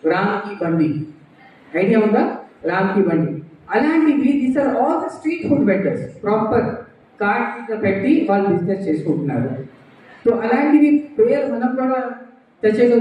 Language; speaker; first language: Telugu; non-native, local second language; Urdu